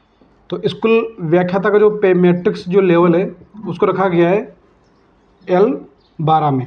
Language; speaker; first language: Hindi; native; Hindi